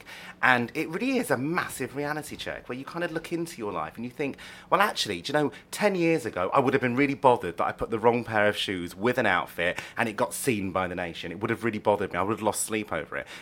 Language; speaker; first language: English; native; English